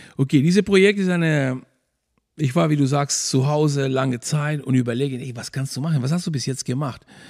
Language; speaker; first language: German; non-native, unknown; Spanish